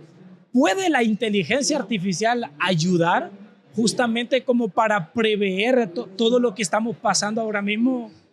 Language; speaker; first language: Spanish; native; Spanish